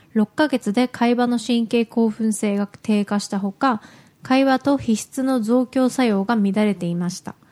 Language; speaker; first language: Japanese; native; Japanese